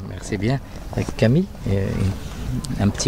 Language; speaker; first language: French; non-native, local second language; Arabic